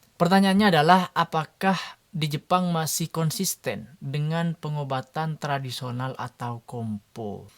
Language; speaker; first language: Indonesian; non-native, local second language; Madurese